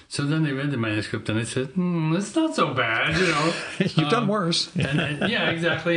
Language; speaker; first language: English; native; English